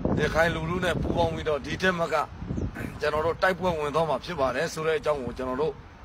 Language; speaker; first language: Burmese; native; Burmese